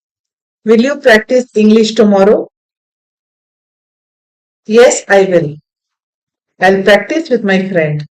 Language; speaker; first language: English; non-native, local second language; Hindi